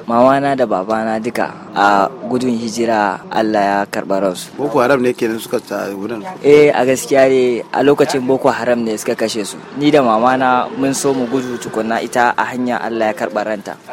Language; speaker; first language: Hausa; native; Hausa